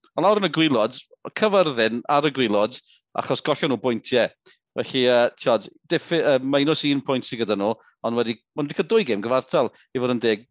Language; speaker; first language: Welsh; native; Welsh